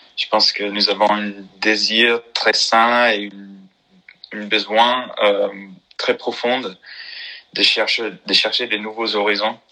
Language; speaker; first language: French; non-native, fluent; English